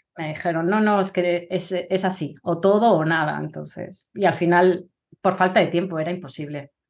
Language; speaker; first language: Spanish; native; Spanish